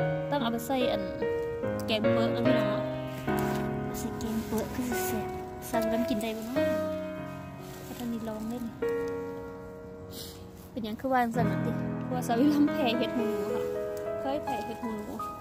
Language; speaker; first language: Thai; non-native, local second language; Northeastern Thai